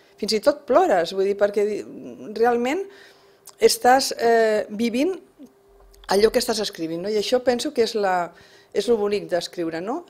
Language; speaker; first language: Catalan; non-native, local second language; Spanish